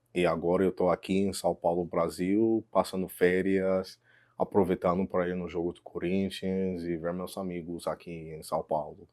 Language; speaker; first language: Portuguese; non-native, fluent; English